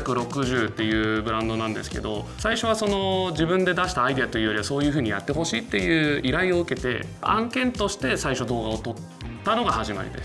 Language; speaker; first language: Japanese; native; Japanese